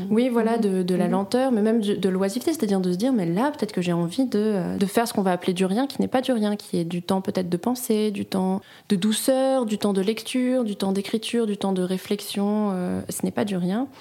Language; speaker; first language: French; native; French